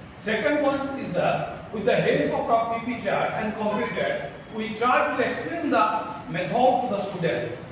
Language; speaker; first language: English; non-native, local second language; Bangla